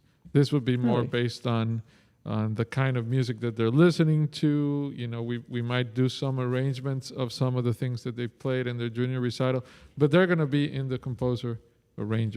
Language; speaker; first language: English; non-native, fluent; Spanish